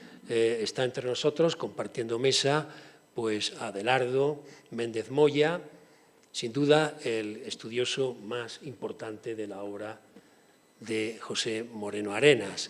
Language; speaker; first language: Spanish; native; Spanish